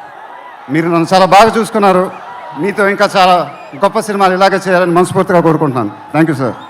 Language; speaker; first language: Telugu; native; Telugu